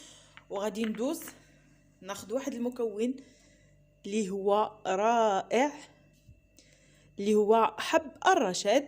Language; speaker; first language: Arabic; native; Arabic